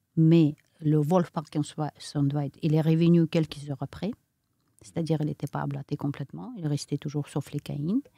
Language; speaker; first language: French; non-native, fluent; Romanian